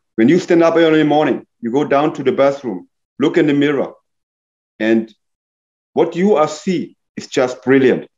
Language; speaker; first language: English; non-native, fluent; German